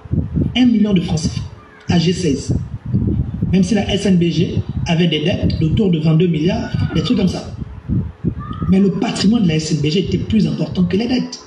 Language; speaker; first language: French; native; French